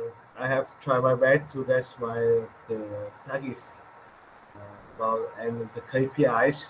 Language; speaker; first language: English; non-native, learner; Vietnamese